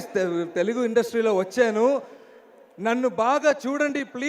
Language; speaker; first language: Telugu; non-native, learner; Malayalam